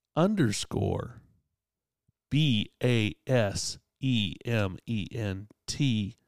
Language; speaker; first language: English; native; English